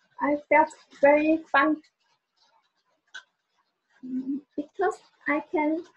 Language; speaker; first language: English; non-native, learner; Vietnamese